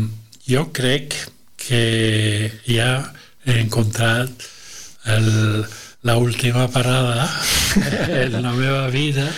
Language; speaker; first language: Catalan; non-native, learner; French